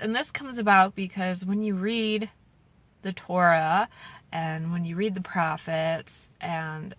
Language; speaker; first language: English; native; English